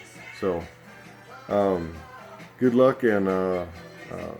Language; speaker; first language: English; native; English